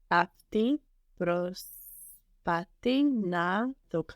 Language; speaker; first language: Greek; non-native, learner; English